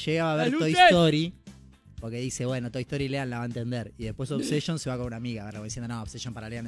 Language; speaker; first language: Spanish; native; Spanish